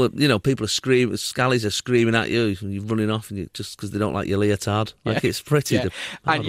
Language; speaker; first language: English; native; English